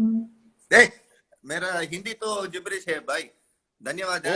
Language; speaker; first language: Hindi; non-native, local second language; Tamil